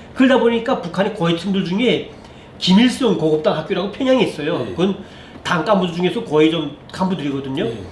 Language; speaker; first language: Korean; native; Korean